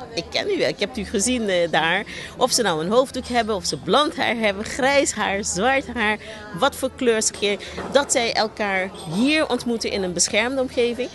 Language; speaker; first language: Dutch; native; Dutch